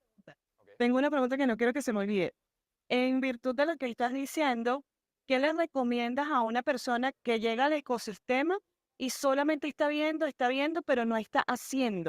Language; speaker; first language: Spanish; native; Spanish